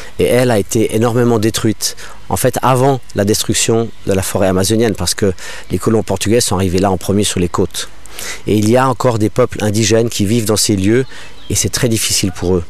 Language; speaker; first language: French; non-native, local second language; English